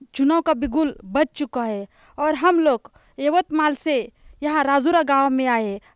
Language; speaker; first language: Hindi; non-native, local second language; Marathi